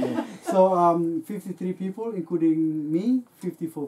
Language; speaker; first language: English; non-native, learner; Indonesian